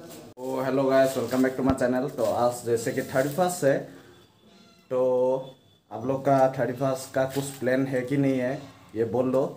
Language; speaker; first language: Hindi; non-native, local second language; Assamese